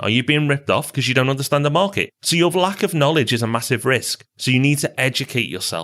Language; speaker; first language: English; native; English